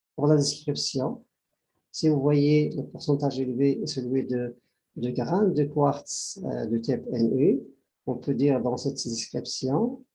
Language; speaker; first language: French; non-native, local second language; Arabic